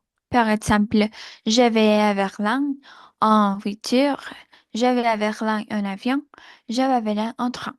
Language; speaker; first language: French; non-native, learner; Spanish